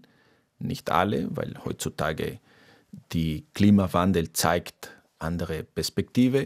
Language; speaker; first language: German; non-native, fluent; Portuguese